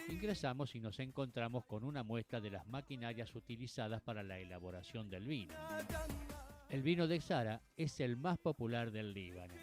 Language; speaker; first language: Spanish; native; Spanish